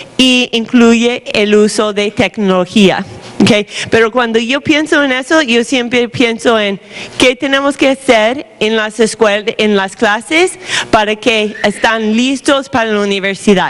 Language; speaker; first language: Spanish; non-native, fluent; English